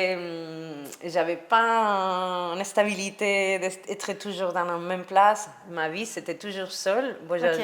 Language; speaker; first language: French; non-native, learner; Spanish